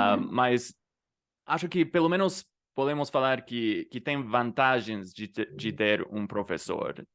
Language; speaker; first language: Portuguese; non-native, fluent; English